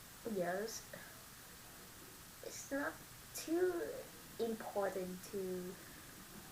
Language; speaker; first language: English; non-native, learner; Vietnamese